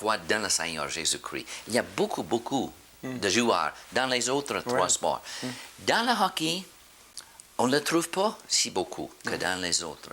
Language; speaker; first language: French; non-native, learner; English